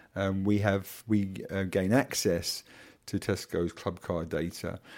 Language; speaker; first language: English; native; English